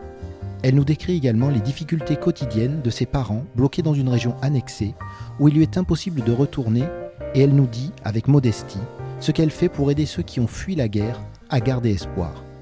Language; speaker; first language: French; native; French